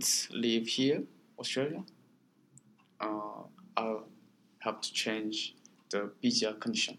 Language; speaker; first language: English; non-native, learner; Korean